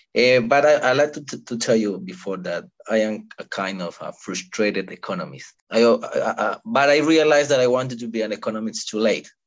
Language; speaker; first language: English; non-native, fluent; Spanish